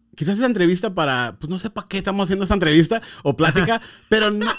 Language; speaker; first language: Spanish; early bilingual, heritage; Spanish